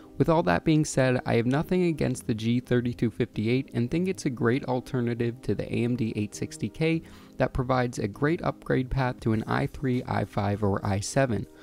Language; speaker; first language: English; native; English